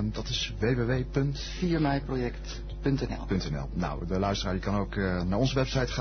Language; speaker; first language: Dutch; native; Dutch